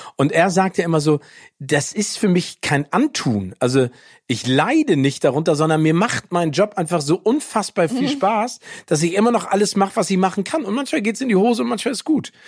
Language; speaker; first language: German; early bilingual, other home language; English